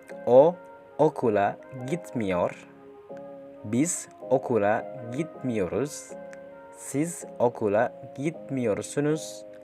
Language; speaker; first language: Turkish; non-native, fluent; Indonesian